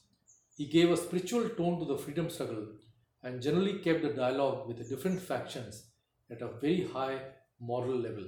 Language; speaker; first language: English; non-native, local second language; Hindi